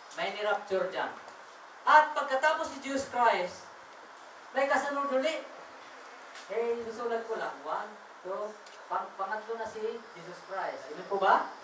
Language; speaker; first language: Filipino; non-native, local second language; Waray